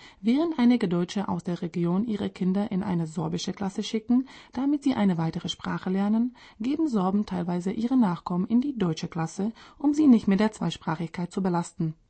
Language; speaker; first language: German; non-native, fluent; Czech